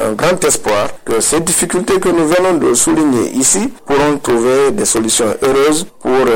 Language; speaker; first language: French; non-native, local second language; Fula